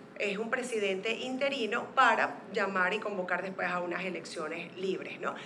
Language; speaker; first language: Spanish; native; Spanish